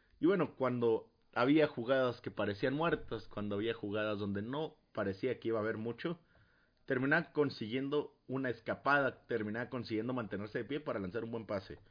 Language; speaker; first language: Spanish; native; Spanish